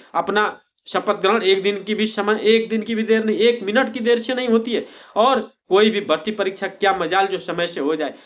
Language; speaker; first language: Hindi; native; Hindi